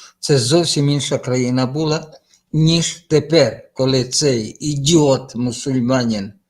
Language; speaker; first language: Ukrainian; native; Ukrainian